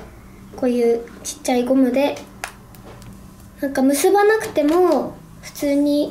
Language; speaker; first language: Japanese; native; Japanese